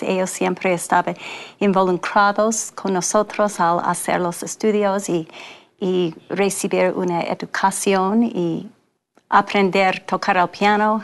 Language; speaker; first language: Spanish; non-native, fluent; English